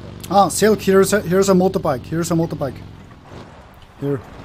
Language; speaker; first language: English; non-native, fluent; German